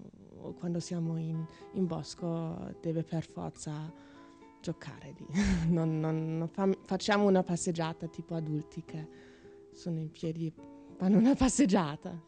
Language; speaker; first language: Italian; non-native, learner; German